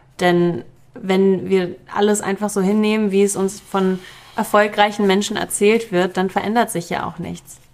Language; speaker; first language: German; early bilingual, other home language; Russian